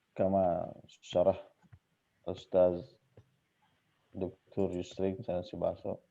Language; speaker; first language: Arabic; non-native, fluent; Indonesian